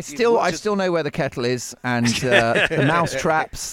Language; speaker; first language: English; native; English